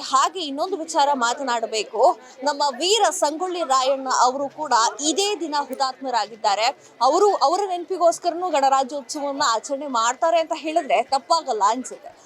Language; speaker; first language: Kannada; native; Kannada